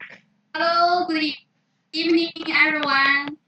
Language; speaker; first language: English; non-native, fluent; Chinese